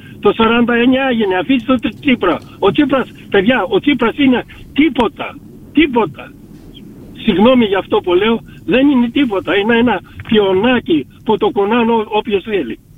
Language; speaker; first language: Greek; early bilingual, heritage; Greek